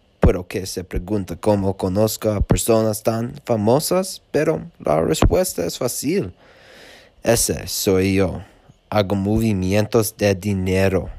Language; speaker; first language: Spanish; non-native, learner; English